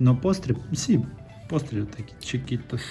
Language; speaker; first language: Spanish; non-native, learner; Russian